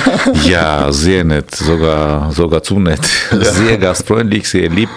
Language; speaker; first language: German; non-native, fluent; Armenian